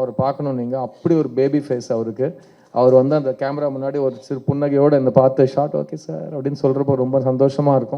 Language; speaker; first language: Tamil; native; Tamil